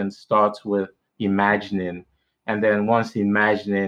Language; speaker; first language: English; non-native, local second language; Igbo